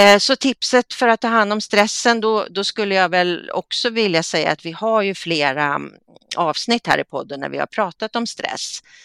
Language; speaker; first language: Swedish; native; Swedish